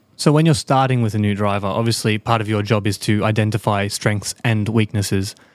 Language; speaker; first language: English; native; English